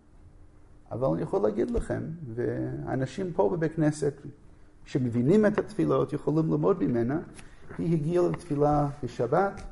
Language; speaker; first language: Hebrew; non-native, fluent; English